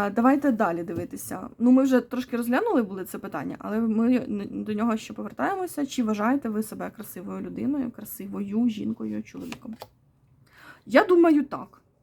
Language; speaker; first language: Ukrainian; non-native, local second language; Russian